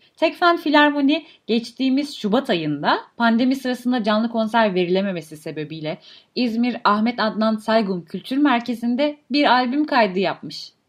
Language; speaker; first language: Turkish; native; Turkish